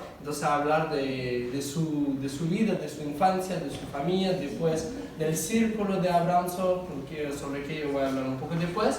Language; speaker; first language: Spanish; non-native, fluent; Russian